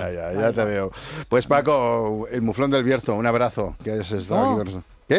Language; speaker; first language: Spanish; native; Spanish